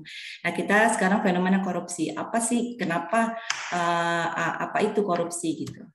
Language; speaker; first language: Indonesian; native; Indonesian